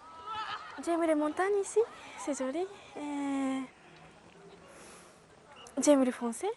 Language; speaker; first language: French; non-native, learner; Japanese